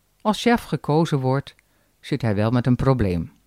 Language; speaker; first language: Dutch; native; Dutch